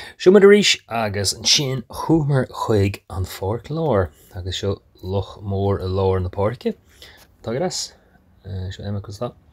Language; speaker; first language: Irish; non-native, local second language; English